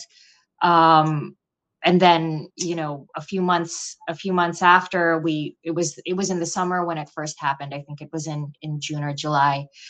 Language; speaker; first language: English; non-native, local second language; Filipino